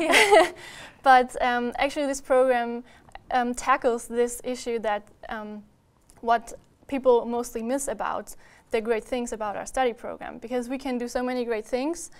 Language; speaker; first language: English; non-native, fluent; German